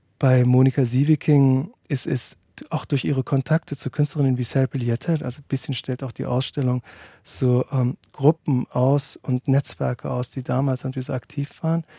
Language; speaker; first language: German; early bilingual, other home language; Turkish